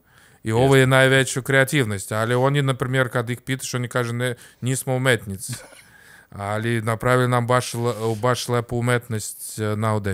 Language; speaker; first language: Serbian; non-native, learner; Russian